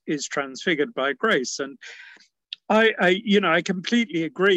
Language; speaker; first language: English; native; English